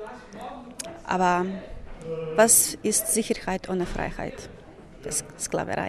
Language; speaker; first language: German; non-native, fluent; Ukrainian